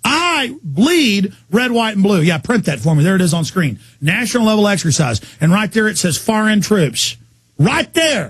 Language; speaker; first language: English; native; English